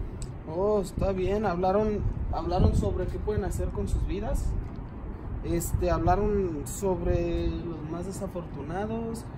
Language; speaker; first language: Spanish; non-native, learner; English